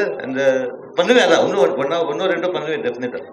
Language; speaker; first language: Tamil; early bilingual, heritage; Tamil